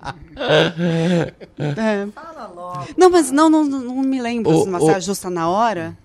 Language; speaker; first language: Portuguese; native; Portuguese